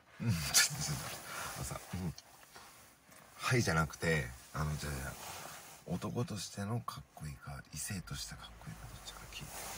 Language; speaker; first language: Japanese; native; Japanese